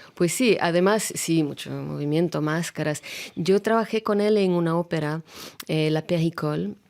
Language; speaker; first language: Spanish; non-native, fluent; Russian